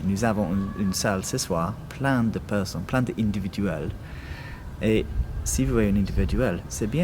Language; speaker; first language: French; non-native, learner; English